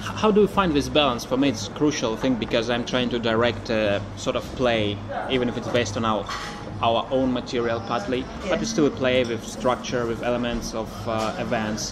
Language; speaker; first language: English; non-native, fluent; Russian